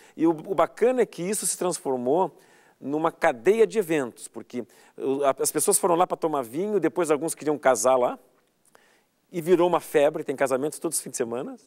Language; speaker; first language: Portuguese; native; Portuguese